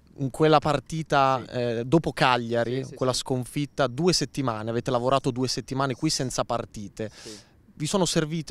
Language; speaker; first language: Italian; native; Italian